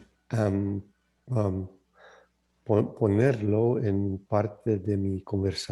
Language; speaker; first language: Spanish; non-native, learner; English